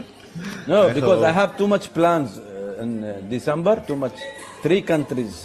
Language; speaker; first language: English; non-native, learner; Arabic